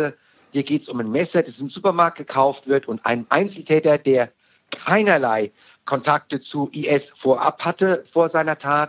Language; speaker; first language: German; native; German